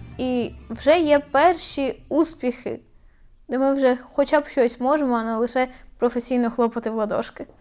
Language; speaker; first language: Ukrainian; non-native, local second language; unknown